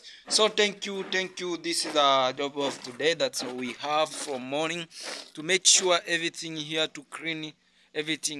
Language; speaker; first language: English; non-native, learner; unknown